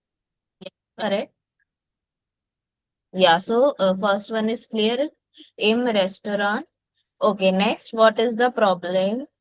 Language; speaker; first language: English; non-native, local second language; Hindi